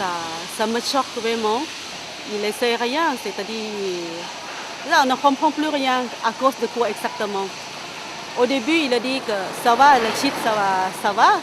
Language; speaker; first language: French; non-native, learner; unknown